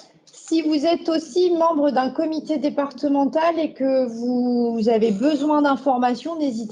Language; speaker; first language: French; native; French